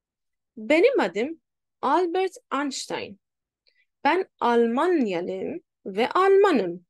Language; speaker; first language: Turkish; non-native, fluent; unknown